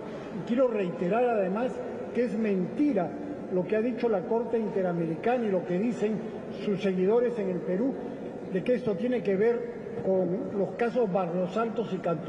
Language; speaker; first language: Spanish; native; Spanish